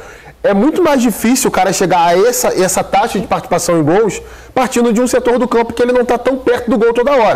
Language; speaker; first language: Portuguese; native; Portuguese